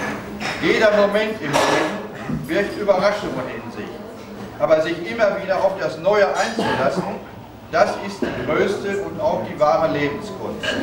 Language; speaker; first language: German; native; German